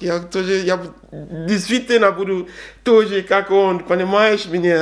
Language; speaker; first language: Russian; non-native, learner; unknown